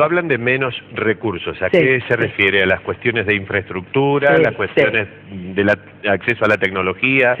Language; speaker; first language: Spanish; native; Spanish